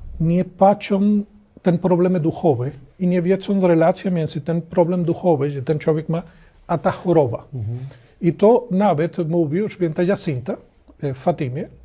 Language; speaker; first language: Polish; non-native, learner; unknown